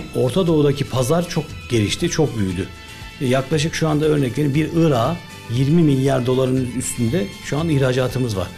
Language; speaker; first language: Turkish; native; Turkish